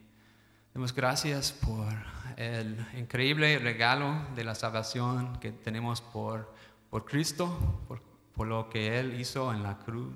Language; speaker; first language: Spanish; non-native, fluent; English